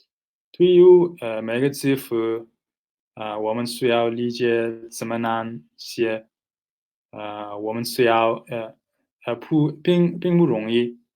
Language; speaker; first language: Chinese; non-native, learner; Nepali